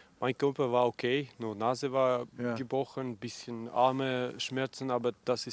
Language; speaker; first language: German; non-native, learner; Russian